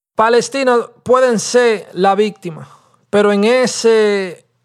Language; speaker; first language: Spanish; native; Spanish